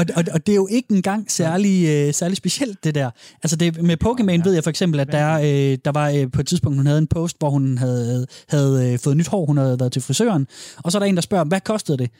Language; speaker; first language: Danish; native; Danish